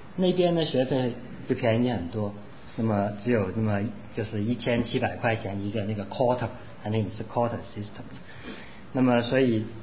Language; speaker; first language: Chinese; non-native, local second language; Cantonese